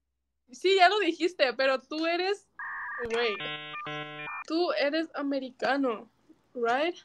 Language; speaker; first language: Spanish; early bilingual, other home language; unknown